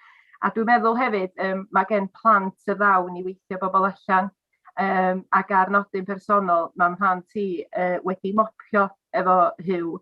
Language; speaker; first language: Welsh; native; Welsh